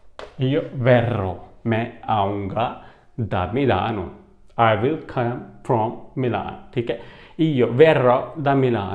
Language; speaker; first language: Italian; non-native, fluent; Urdu